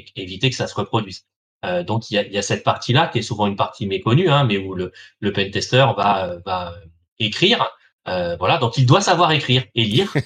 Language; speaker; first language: French; native; French